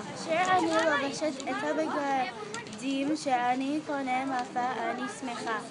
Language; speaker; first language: Hebrew; non-native, learner; English